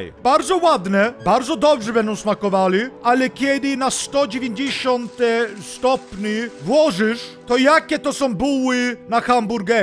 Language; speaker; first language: Polish; non-native, learner; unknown